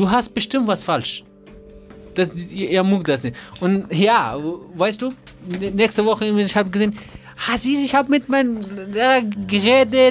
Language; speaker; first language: German; non-native, learner; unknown